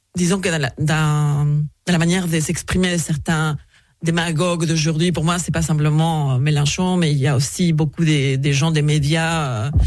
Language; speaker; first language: French; non-native, fluent; Spanish